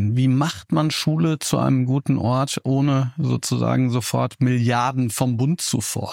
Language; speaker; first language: German; native; German